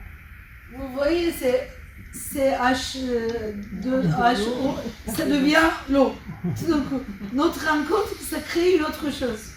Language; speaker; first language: French; non-native, fluent; Turkish